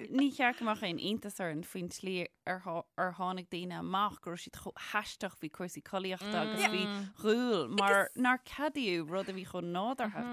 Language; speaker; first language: Irish; non-native, local second language; English